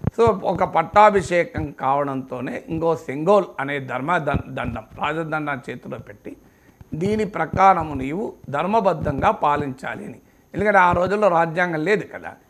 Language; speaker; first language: Telugu; native; Telugu